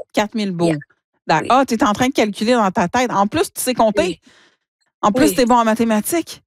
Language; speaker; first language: French; native; French